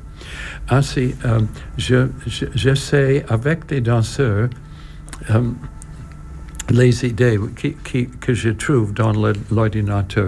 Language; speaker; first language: French; non-native, learner; English